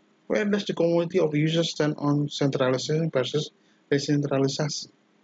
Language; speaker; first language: English; non-native, learner; Indonesian